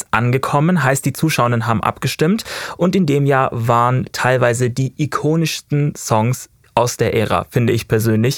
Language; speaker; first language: German; native; German